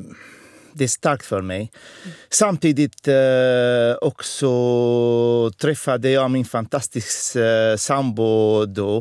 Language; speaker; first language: Swedish; non-native, fluent; Arabic